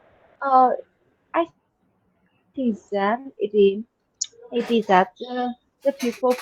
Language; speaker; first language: English; non-native, learner; Vietnamese